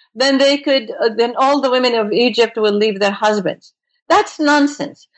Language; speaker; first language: English; non-native, fluent; Arabic